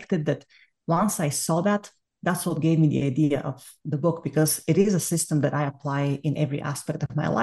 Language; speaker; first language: English; non-native, fluent; Bulgarian